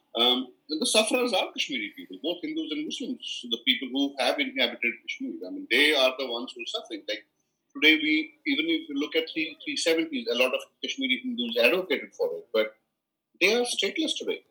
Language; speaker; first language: English; non-native, local second language; Kashmiri